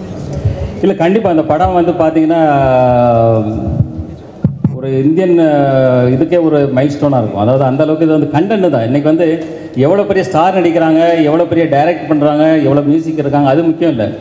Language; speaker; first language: Tamil; native; Tamil